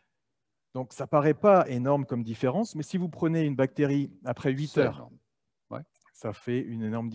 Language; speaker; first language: French; native; French